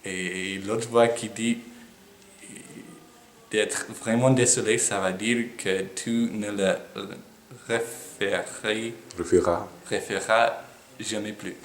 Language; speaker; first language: French; non-native, fluent; English